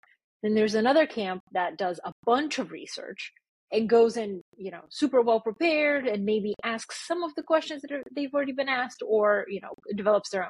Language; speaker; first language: English; early bilingual, other home language; Bulgarian